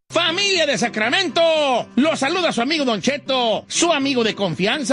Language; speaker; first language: Spanish; native; Spanish